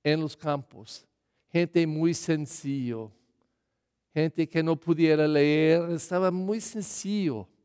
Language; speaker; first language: Spanish; non-native, learner; English